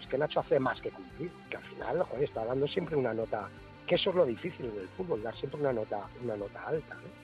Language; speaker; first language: Spanish; native; Spanish